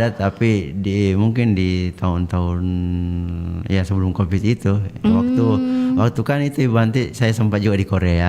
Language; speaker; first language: Indonesian; native; Indonesian